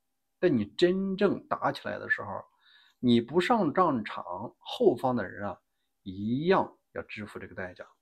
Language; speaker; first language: Chinese; native; Chinese